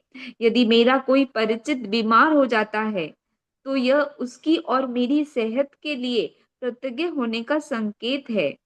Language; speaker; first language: Hindi; native; Hindi